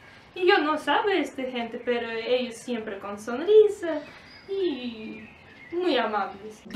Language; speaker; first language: Spanish; non-native, learner; Russian